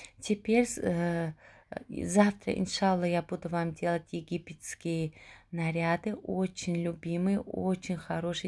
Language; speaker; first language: Russian; non-native, local second language; Tajik